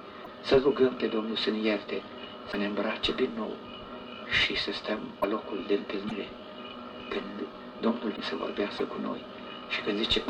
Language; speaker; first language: Romanian; native; Romanian